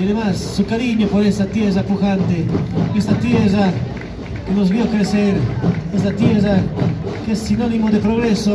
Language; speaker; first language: Spanish; native; Spanish